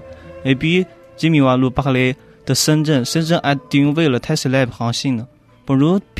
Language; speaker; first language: French; non-native, learner; Chinese